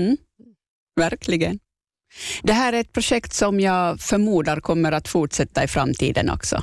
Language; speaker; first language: Swedish; native; Swedish